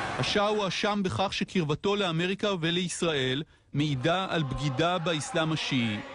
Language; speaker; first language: Hebrew; native; Hebrew